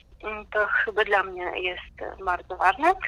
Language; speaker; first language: Polish; non-native, fluent; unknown